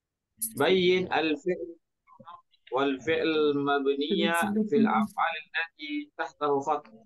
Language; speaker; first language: Arabic; non-native, fluent; Indonesian